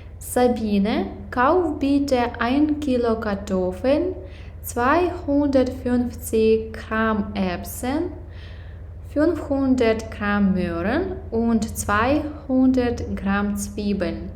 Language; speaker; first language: German; non-native, fluent; Ukrainian